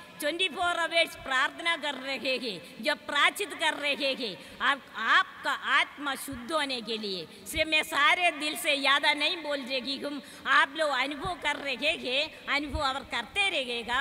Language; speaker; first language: Hindi; non-native, local second language; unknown